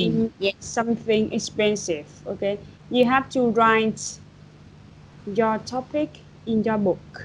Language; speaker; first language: English; non-native, fluent; Vietnamese